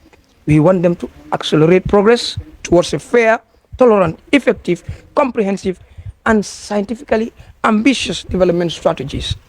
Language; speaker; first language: English; non-native, local second language; Fula